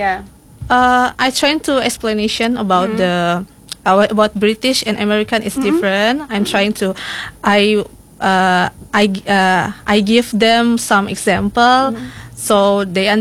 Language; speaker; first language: English; non-native, learner; Indonesian